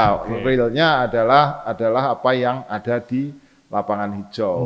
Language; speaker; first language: Indonesian; native; Indonesian